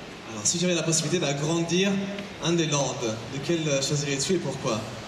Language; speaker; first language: French; native; French